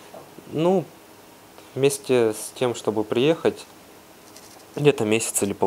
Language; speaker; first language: Russian; native; Russian